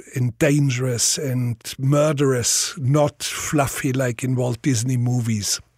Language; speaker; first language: English; non-native, fluent; German